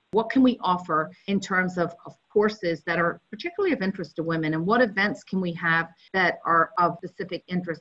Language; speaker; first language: English; native; English